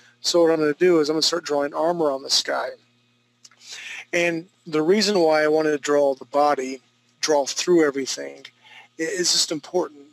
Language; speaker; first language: English; native; English